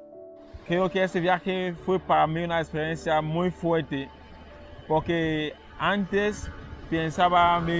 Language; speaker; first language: Spanish; non-native, fluent; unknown